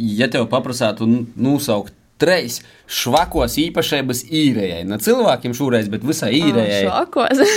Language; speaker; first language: Latvian; native; Latvian